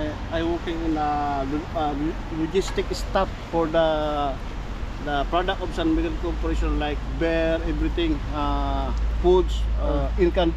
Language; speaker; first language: English; non-native, learner; Filipino